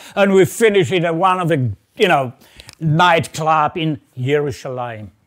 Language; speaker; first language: English; non-native, fluent; Polish